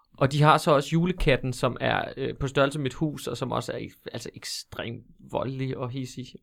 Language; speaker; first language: Danish; native; Danish